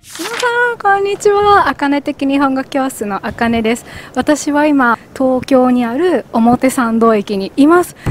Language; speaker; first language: Japanese; native; Japanese